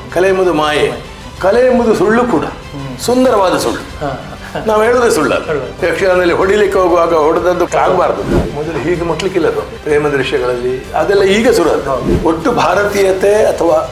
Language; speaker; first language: Kannada; native; Kannada